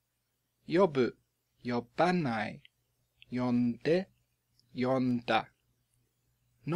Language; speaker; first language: Japanese; non-native, fluent; English